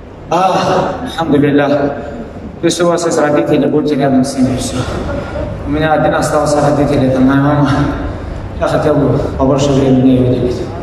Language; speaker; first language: Russian; non-native, local second language; Avaric